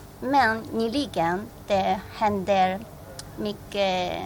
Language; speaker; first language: Swedish; non-native, learner; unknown